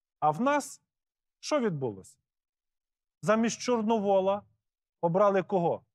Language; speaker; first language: Ukrainian; native; Ukrainian